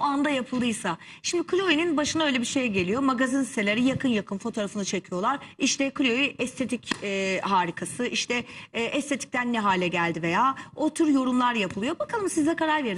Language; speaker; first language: Turkish; native; Turkish